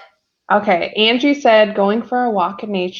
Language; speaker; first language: English; native; English